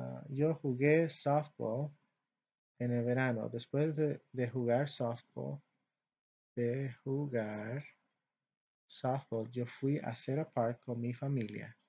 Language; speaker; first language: Spanish; non-native, fluent; English